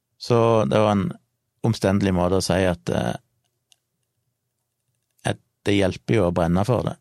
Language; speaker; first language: Norwegian; native; Norwegian